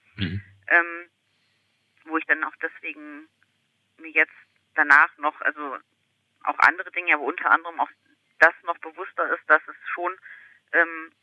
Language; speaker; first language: German; native; German